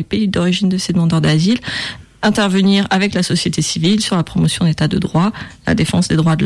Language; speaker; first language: French; native; French